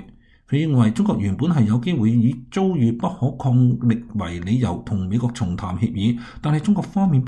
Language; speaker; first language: Chinese; non-native, local second language; Cantonese